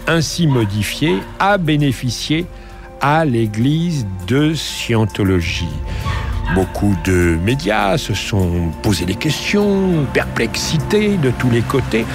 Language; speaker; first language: French; native; French